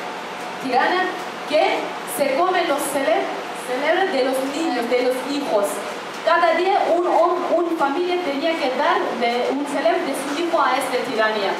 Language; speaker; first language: Spanish; non-native, fluent; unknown